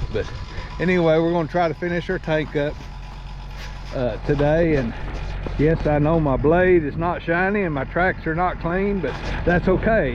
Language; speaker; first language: English; native; English